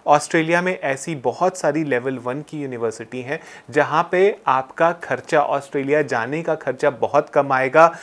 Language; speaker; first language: Hindi; native; Hindi